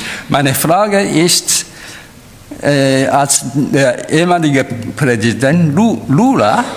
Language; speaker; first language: German; non-native, fluent; Chinese